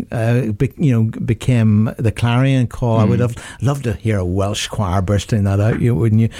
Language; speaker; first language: English; native; English